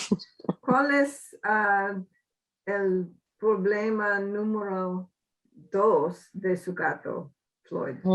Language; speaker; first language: Spanish; non-native, learner; English